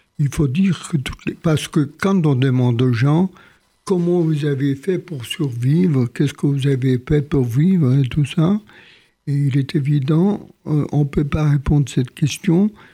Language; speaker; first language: French; non-native, fluent; Polish